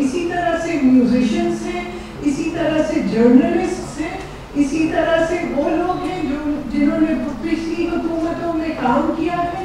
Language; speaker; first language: Urdu; native; Urdu